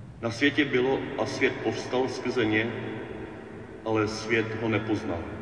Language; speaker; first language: Czech; native; Czech